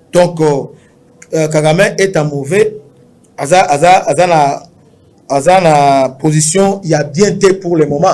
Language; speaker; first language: French; non-native, local second language; Lingala